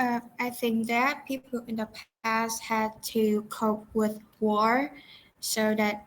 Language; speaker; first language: English; non-native, learner; Vietnamese